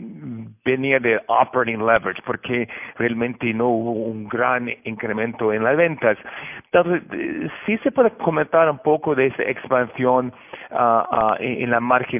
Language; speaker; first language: Spanish; non-native, fluent; Portuguese